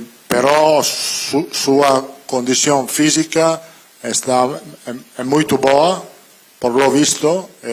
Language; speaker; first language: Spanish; non-native, fluent; Italian